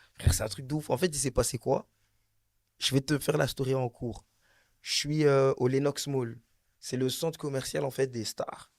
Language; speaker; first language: French; native; French